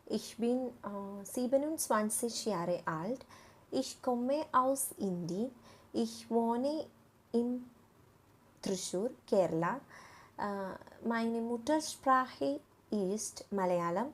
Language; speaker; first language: German; non-native, learner; Malayalam